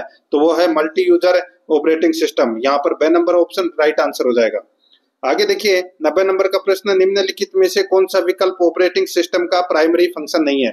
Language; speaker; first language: Hindi; native; Hindi